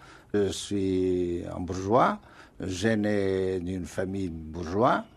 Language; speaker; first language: French; non-native, fluent; Portuguese